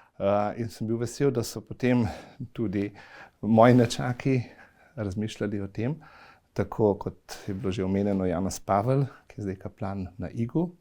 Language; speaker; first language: Slovenian; native; Slovenian